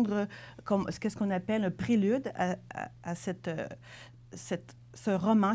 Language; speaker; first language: French; native; French